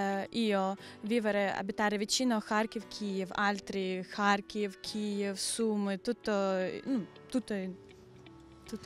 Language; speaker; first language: Italian; non-native, learner; Ukrainian